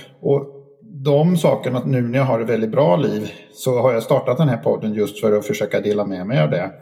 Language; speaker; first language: Swedish; native; Swedish